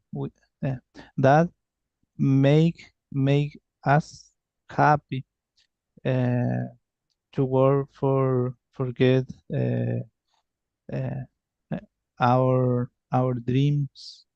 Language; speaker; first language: English; non-native, learner; Spanish